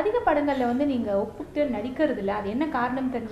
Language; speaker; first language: Tamil; native; Tamil